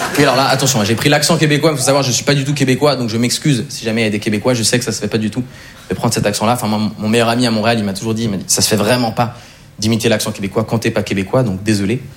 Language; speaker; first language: French; native; French